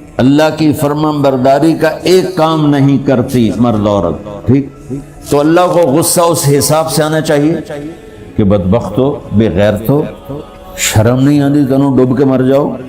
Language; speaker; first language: Urdu; non-native, local second language; Punjabi